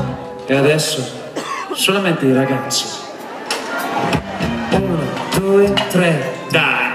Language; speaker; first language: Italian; non-native, fluent; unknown